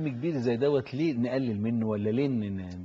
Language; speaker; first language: Arabic; native; Arabic